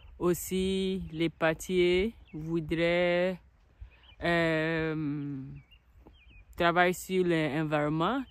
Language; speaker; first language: French; non-native, learner; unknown